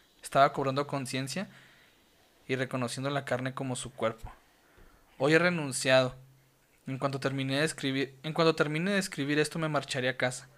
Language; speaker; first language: Spanish; native; Spanish